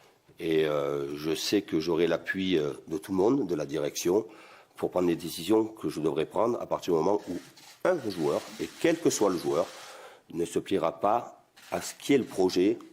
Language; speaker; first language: French; native; French